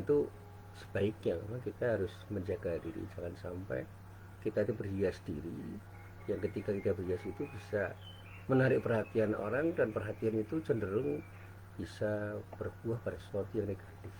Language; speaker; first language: Indonesian; native; Indonesian